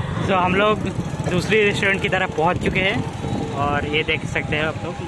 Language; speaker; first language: Hindi; non-native, local second language; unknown